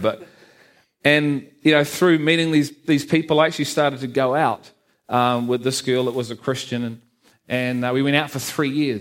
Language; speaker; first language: English; native; English